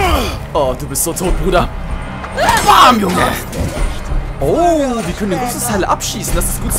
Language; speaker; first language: German; native; German